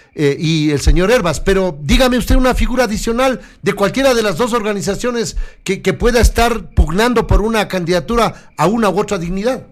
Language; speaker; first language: Spanish; native; Spanish